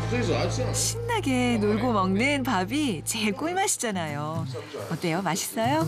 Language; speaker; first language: Korean; native; Korean